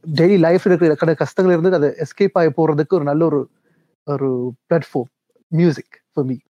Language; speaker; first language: Tamil; early bilingual, heritage; Tamil